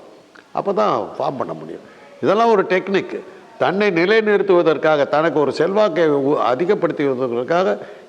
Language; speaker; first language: Tamil; native; Tamil